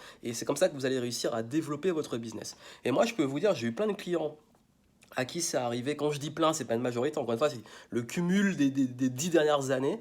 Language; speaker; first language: French; native; French